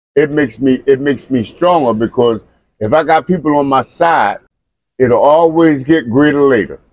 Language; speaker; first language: English; native; English